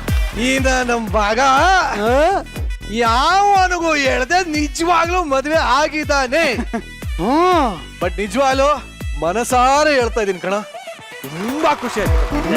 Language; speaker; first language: Kannada; native; Kannada